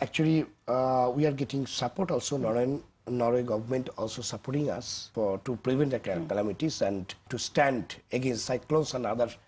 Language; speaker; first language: English; non-native, local second language; Bangla